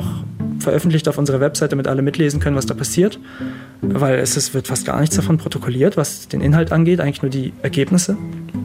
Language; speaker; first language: German; native; German